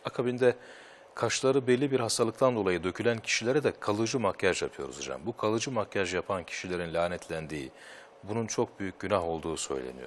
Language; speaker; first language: Turkish; native; Turkish